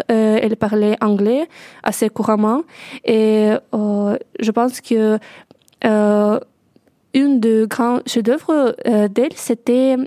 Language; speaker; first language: French; non-native, learner; Russian